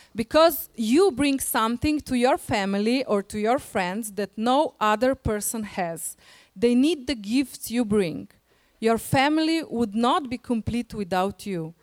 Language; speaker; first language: English; non-native, fluent; Slovenian